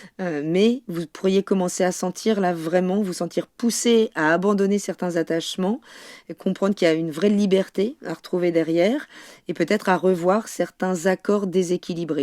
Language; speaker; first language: French; native; French